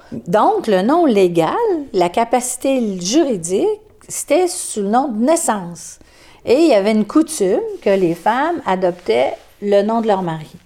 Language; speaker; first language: French; native; French